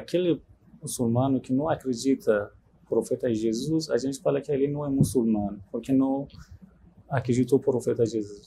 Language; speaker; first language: Portuguese; non-native, learner; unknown